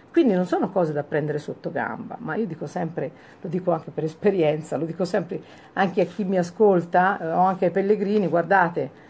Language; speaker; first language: Italian; native; Italian